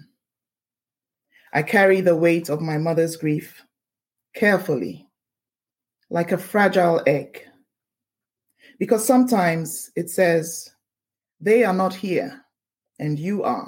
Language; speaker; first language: English; non-native, local second language; Ewe